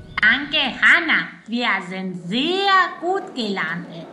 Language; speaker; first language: German; non-native, fluent; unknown